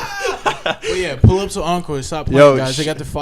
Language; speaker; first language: English; native; English